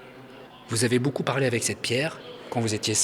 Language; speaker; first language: French; native; French